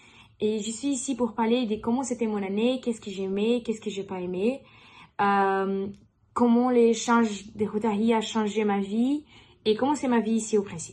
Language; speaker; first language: French; non-native, learner; Portuguese